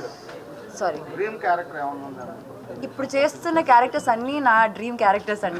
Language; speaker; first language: Telugu; non-native, local second language; Malayalam